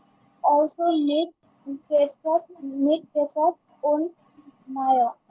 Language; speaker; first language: German; non-native, learner; Bangla